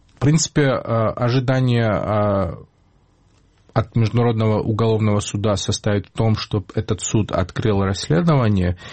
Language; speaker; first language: Russian; non-native, fluent; Georgian